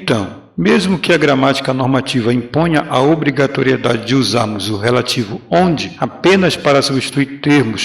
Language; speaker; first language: Portuguese; native; Portuguese